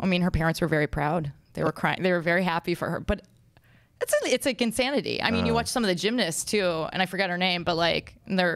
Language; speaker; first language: English; native; English